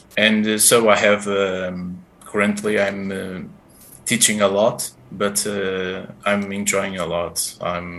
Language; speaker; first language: English; non-native, fluent; Portuguese